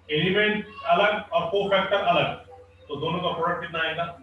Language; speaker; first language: Hindi; non-native, local second language; Marathi